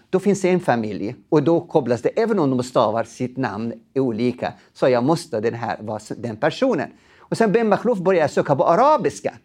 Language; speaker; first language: Swedish; non-native, fluent; Arabic